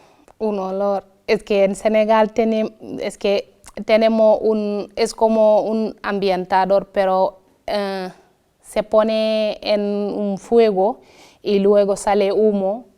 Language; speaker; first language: Spanish; non-native, fluent; Wolof